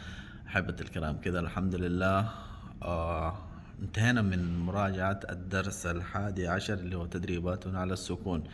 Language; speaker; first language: Arabic; non-native, local second language; Somali